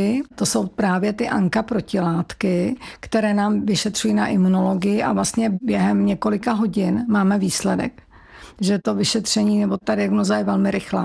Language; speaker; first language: Czech; native; Czech